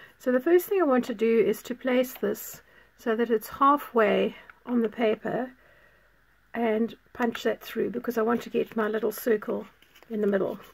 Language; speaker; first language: English; native; English